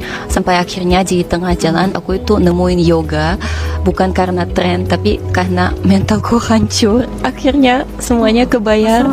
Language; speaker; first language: Indonesian; non-native, fluent; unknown